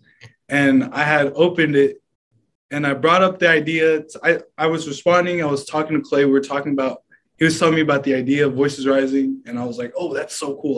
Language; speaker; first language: English; native; English